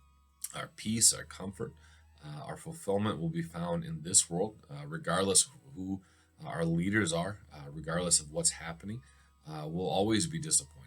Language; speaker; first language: English; native; English